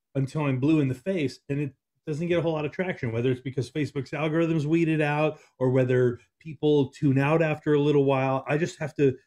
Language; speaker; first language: English; native; English